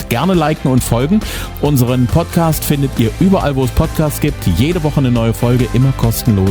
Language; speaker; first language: German; native; German